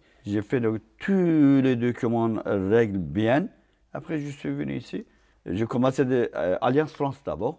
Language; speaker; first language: French; non-native, fluent; Turkish